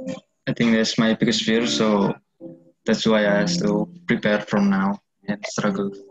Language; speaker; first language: English; non-native, learner; Indonesian